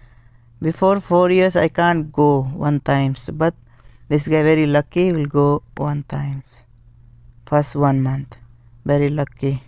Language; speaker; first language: English; non-native, learner; Nepali